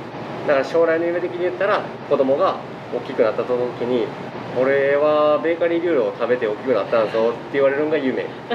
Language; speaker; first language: Japanese; native; Japanese